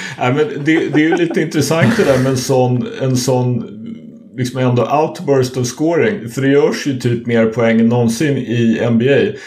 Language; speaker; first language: Swedish; native; Swedish